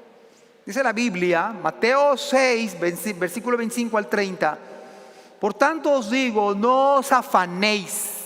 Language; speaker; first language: Spanish; native; Spanish